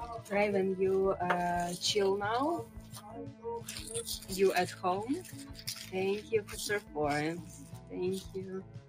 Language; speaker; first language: English; non-native, learner; Ukrainian